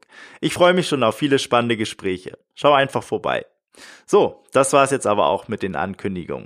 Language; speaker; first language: German; native; German